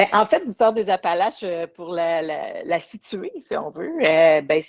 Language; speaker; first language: French; native; French